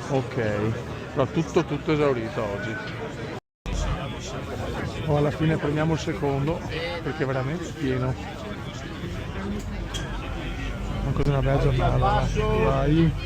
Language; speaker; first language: Italian; native; Italian